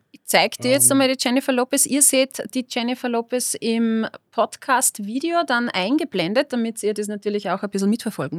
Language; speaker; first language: German; native; German